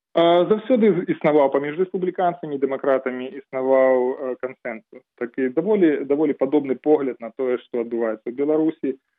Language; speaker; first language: Belarusian; non-native, local second language; Russian